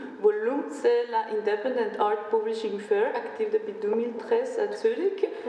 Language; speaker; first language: French; non-native, fluent; Spanish